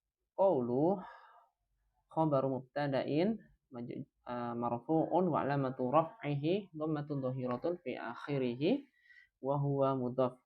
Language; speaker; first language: Arabic; non-native, fluent; Indonesian